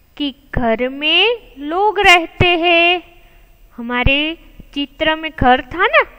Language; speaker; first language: Hindi; non-native, local second language; Gujarati